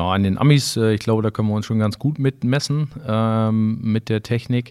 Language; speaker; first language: German; native; German